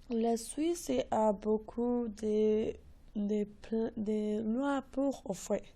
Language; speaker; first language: French; non-native, learner; Spanish